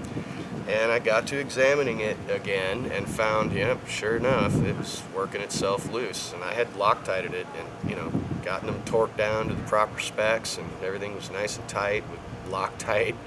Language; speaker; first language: English; native; English